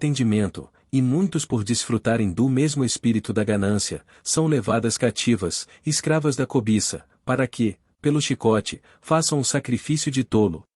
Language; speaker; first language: Portuguese; native; Portuguese